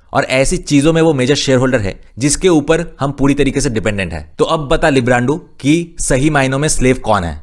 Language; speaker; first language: Hindi; non-native, local second language; Bangla